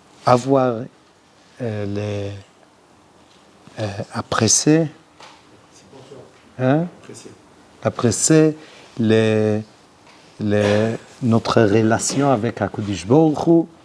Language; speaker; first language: French; non-native, learner; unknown